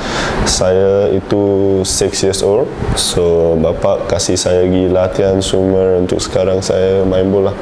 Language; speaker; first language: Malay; non-native, learner; English